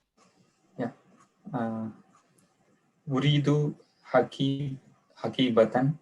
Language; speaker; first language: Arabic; non-native, learner; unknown